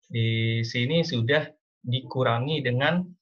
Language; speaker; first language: Indonesian; native; Indonesian